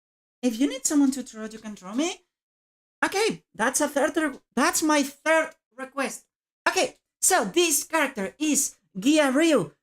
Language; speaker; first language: English; non-native, fluent; Spanish